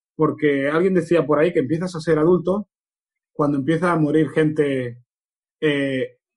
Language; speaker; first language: Spanish; native; Spanish